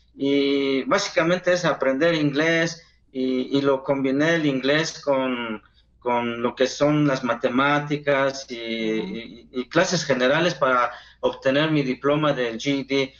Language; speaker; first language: Spanish; non-native, local second language; Zapotec